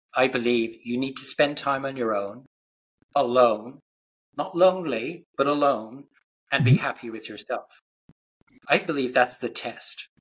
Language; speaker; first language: English; native; English